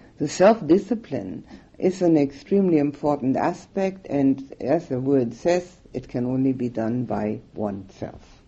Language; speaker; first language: English; non-native, fluent; German